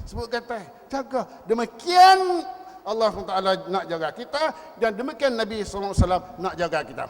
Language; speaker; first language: Malay; native; Malay